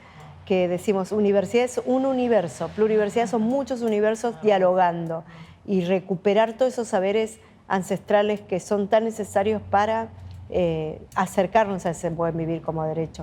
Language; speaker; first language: Spanish; native; Spanish